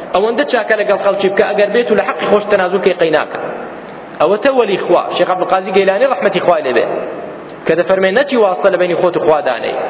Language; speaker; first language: Central Kurdish; native; Central Kurdish